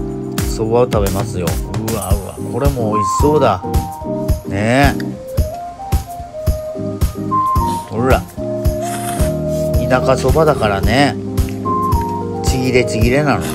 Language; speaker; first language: Japanese; native; Japanese